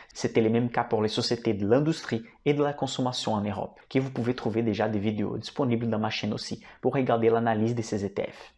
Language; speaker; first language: French; non-native, fluent; Portuguese